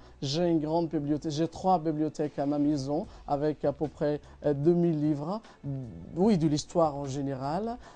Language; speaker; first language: French; non-native, fluent; Arabic